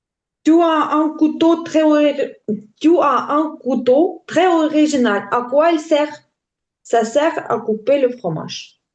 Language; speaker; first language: French; non-native, learner; Ukrainian